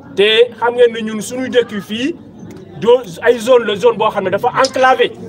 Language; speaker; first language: Wolof; non-native, local second language; Mandingo